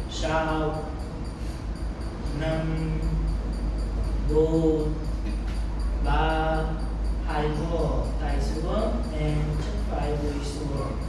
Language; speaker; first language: Vietnamese; non-native, learner; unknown